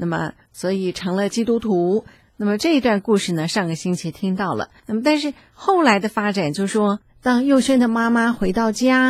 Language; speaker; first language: Chinese; native; Chinese